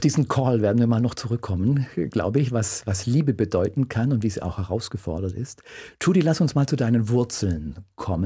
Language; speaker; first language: German; native; German